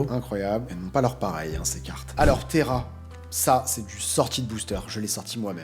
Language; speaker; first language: French; native; French